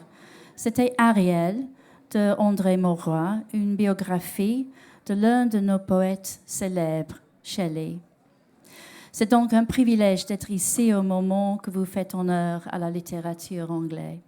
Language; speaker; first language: French; non-native, learner; English